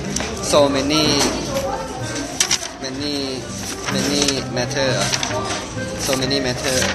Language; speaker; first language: English; non-native, learner; Thai